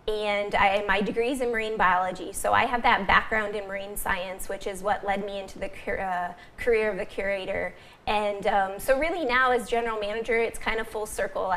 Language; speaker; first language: English; native; English